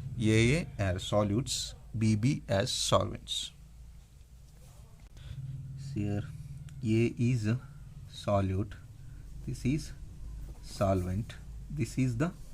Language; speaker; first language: English; non-native, local second language; Kannada